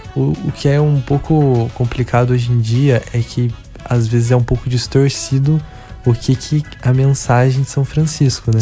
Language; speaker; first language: Portuguese; native; Portuguese